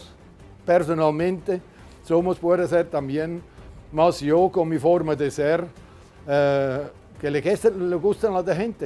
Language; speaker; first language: Spanish; non-native, fluent; German